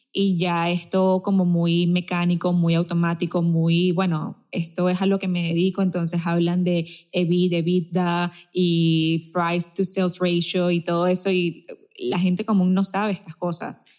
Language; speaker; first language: Spanish; native; Spanish